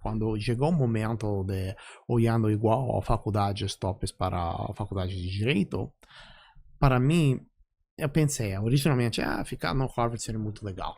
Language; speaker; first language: Portuguese; non-native, fluent; English